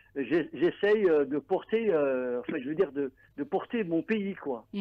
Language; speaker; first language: French; non-native, local second language; Arabic